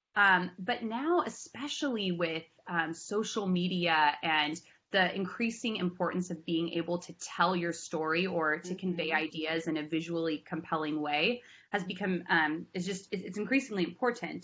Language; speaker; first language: English; native; English